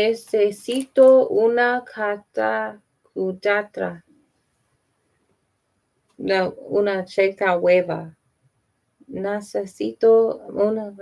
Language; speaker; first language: Spanish; non-native, learner; English